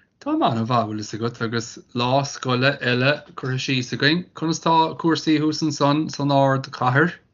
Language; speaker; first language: Irish; native; Irish